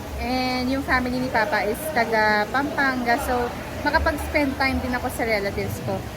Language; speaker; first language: Filipino; native; Filipino